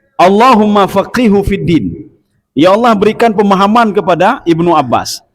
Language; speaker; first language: Malay; non-native, local second language; Achinese